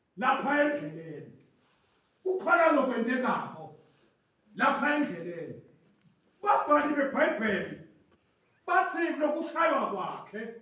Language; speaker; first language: Zulu; non-native, local second language; Swati